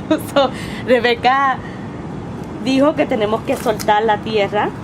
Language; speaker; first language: Spanish; early bilingual, heritage; Spanish